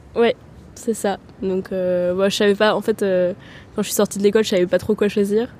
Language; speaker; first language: French; early bilingual, heritage; German